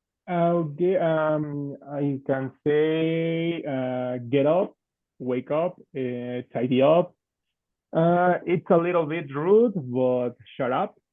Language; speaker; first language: English; non-native, fluent; Spanish